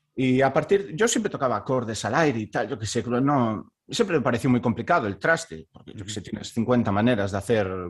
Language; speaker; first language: Spanish; native; Spanish